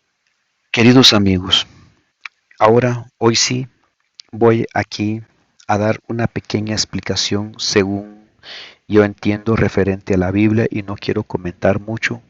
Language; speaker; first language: Spanish; native; Spanish